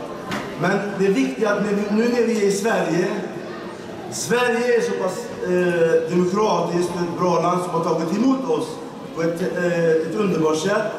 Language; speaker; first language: Swedish; non-native, fluent; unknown